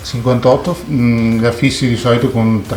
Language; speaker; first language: Italian; native; Italian